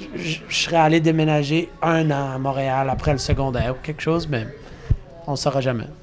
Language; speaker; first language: French; native; French